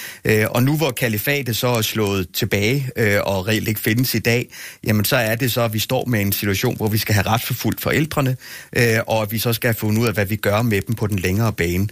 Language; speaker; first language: Danish; native; Danish